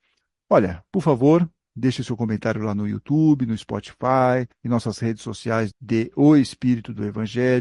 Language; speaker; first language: Portuguese; native; Portuguese